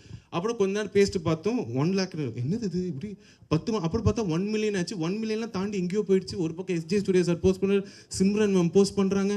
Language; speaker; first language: Tamil; native; Tamil